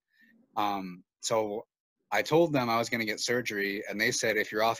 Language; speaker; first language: English; native; English